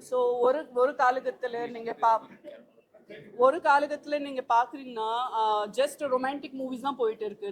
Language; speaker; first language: Tamil; non-native, fluent; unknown